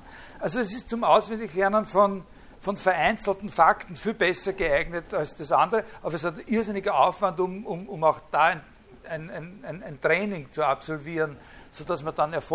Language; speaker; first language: German; native; German